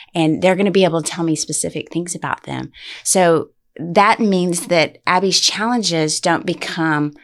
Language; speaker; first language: English; native; English